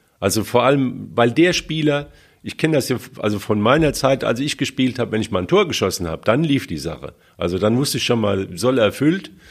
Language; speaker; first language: German; native; German